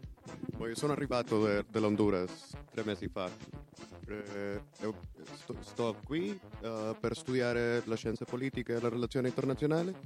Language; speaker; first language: Italian; non-native, learner; Spanish